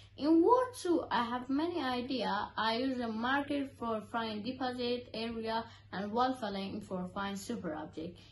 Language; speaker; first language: English; non-native, learner; Persian